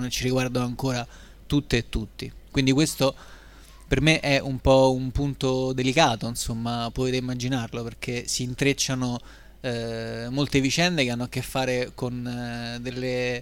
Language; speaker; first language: Italian; native; Italian